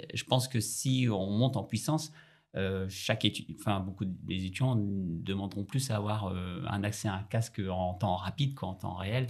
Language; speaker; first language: French; native; French